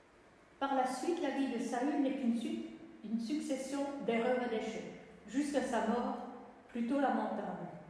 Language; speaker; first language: French; native; French